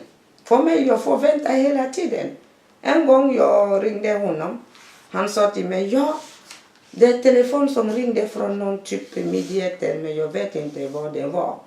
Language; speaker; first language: Swedish; non-native, learner; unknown